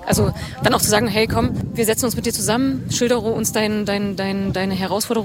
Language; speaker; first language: German; native; German